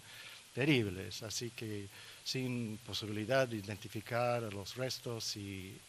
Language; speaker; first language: Spanish; non-native, learner; English